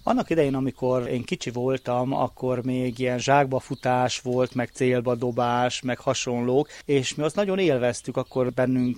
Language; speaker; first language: Hungarian; native; Hungarian